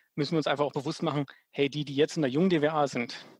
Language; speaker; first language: German; native; German